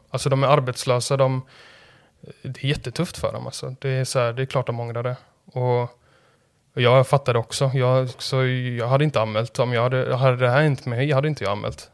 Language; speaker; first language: Swedish; native; Swedish